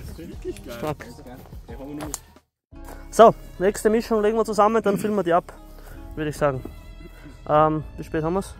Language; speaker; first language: German; native; German